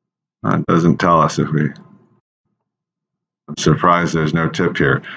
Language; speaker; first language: English; native; English